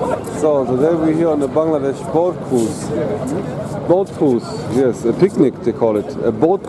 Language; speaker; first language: English; non-native, fluent; German